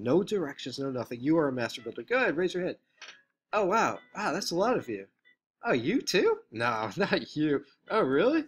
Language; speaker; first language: English; native; English